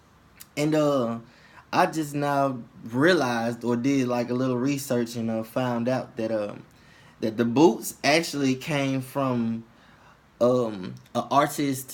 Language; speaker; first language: English; native; English